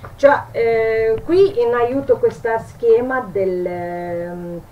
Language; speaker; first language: Italian; non-native, learner; Russian